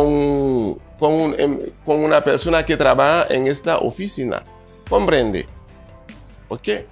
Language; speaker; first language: Spanish; non-native, fluent; Haitian Creole